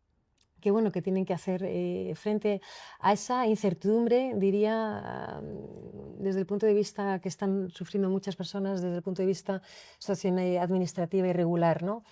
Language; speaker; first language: Spanish; native; Spanish